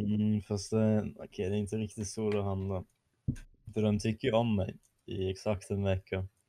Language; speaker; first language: Swedish; non-native, fluent; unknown